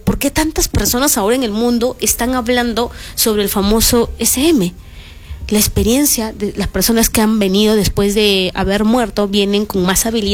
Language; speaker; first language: Spanish; native; Spanish